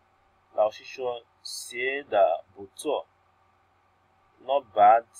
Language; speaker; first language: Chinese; non-native, learner; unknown